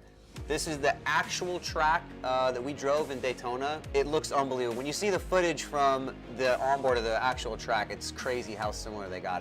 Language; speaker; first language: English; native; English